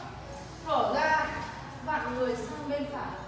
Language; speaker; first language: Vietnamese; native; Vietnamese